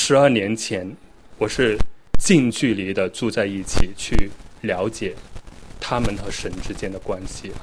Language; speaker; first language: Chinese; native; Chinese